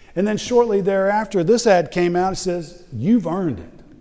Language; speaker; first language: English; native; English